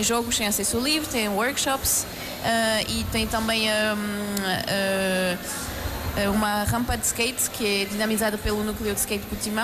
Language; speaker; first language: Portuguese; non-native, fluent; French